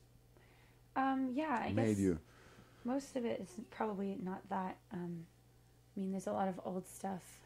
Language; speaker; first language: English; native; English